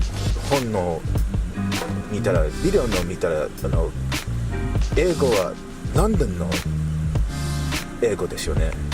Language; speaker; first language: Japanese; non-native, learner; English